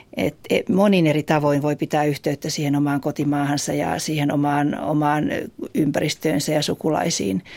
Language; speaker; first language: Finnish; native; Finnish